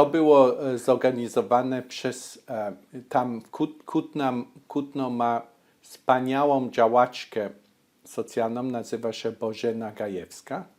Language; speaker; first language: Polish; early bilingual, heritage; Polish